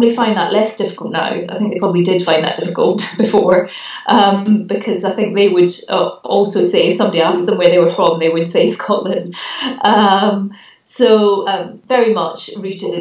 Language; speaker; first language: English; native; English